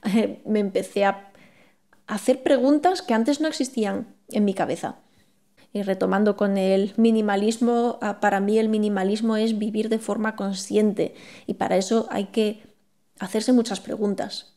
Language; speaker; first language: Spanish; native; Spanish